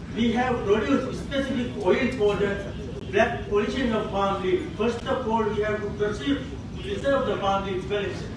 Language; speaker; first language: English; non-native, local second language; Sinhala